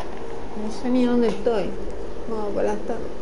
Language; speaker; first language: Spanish; native; Spanish